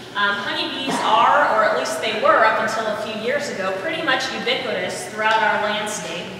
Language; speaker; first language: English; native; English